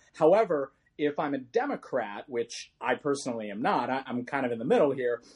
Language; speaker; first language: English; native; English